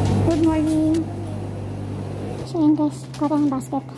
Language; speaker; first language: Filipino; native; Filipino